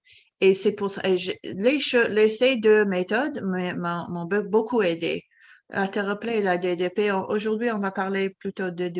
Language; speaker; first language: French; non-native, fluent; English